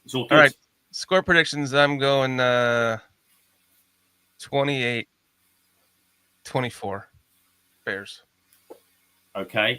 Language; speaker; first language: English; native; English